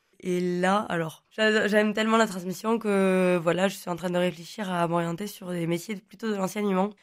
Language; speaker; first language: French; non-native, local second language; Occitan